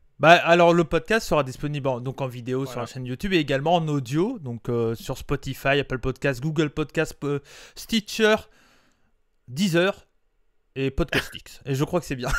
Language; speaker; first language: French; native; French